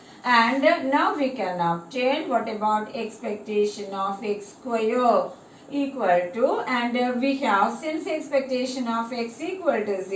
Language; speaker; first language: English; non-native, local second language; Malayalam